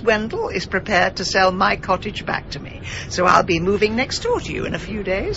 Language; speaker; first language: English; native; English